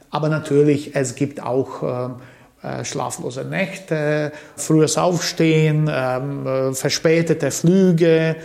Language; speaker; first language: German; early bilingual, other home language; Croatian